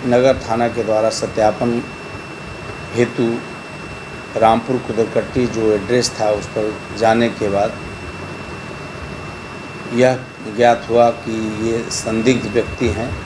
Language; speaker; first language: Hindi; native; Hindi